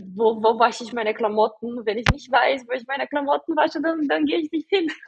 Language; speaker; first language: German; non-native, fluent; Portuguese